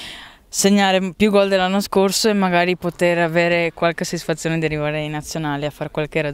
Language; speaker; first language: Italian; native; Italian